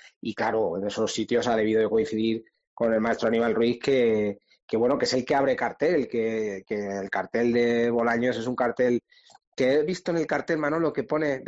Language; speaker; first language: Spanish; native; Spanish